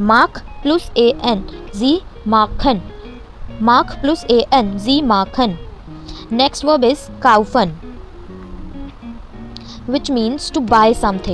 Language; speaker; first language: German; non-native, fluent; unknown